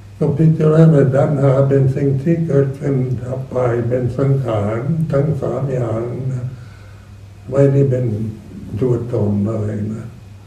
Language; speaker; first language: Thai; non-native, fluent; English